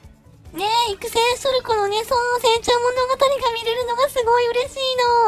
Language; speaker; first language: Japanese; native; Japanese